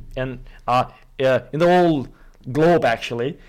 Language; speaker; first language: English; non-native, fluent; Albanian